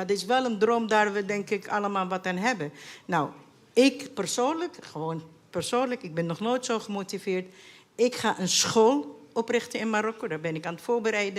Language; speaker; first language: Dutch; non-native, fluent; Arabic